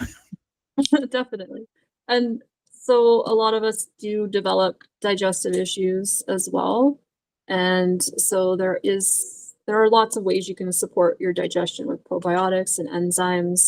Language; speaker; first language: English; native; English